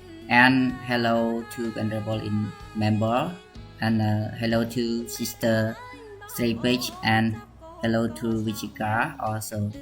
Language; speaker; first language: English; non-native, learner; Khmer